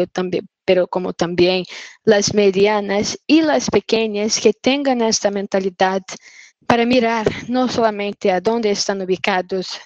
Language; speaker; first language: Spanish; non-native, fluent; Portuguese